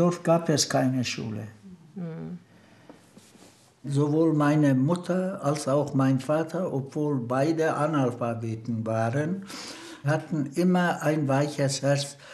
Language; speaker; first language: German; non-native, fluent; Turkish